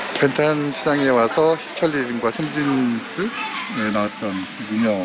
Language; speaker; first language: Korean; native; Korean